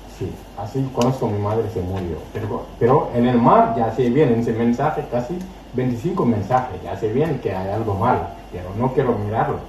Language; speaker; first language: Spanish; non-native, learner; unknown